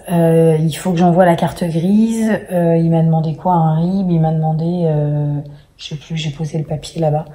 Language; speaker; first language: French; native; French